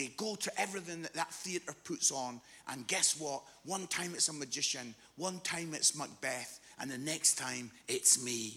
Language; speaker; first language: English; native; English